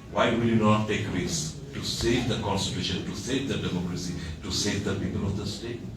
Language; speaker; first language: English; non-native, local second language; Bangla